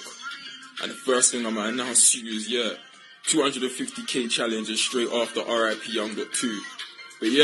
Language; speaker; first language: English; native; English